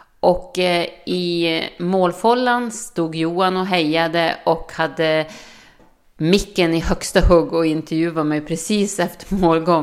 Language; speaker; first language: Swedish; native; Swedish